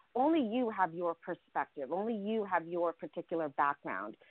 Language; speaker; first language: English; early bilingual, other home language; Russian